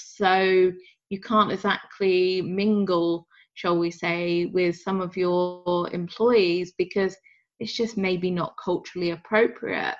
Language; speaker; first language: English; native; English